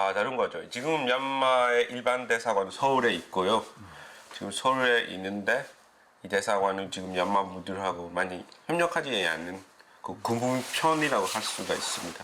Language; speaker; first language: Korean; non-native, fluent; Burmese